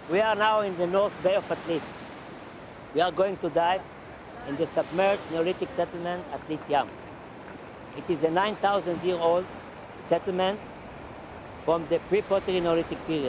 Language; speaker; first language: English; non-native, fluent; Hebrew